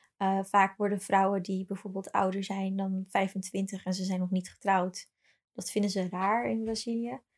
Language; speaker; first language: Dutch; early bilingual, other home language; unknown